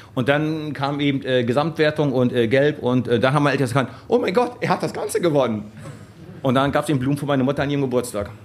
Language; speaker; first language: German; native; German